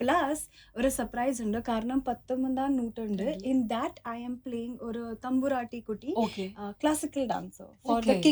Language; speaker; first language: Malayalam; early bilingual, heritage; Malayalam